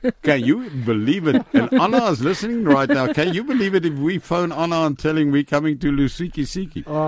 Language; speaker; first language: English; non-native, local second language; Afrikaans